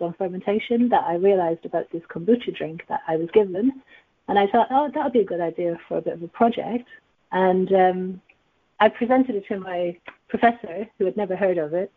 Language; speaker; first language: English; native; English